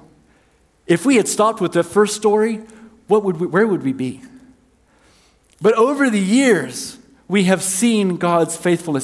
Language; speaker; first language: English; native; English